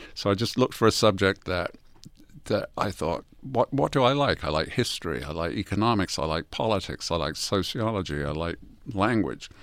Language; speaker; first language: English; native; English